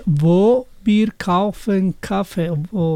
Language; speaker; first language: German; non-native, learner; Spanish